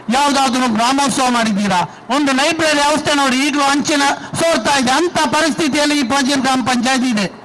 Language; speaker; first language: Kannada; non-native, local second language; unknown